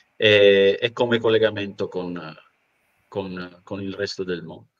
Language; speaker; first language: Italian; native; Italian